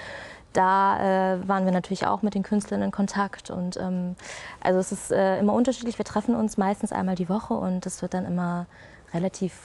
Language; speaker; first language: German; native; German